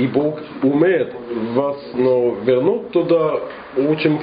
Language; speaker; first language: Russian; non-native, fluent; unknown